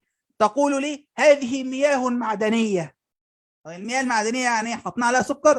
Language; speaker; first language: Arabic; native; Arabic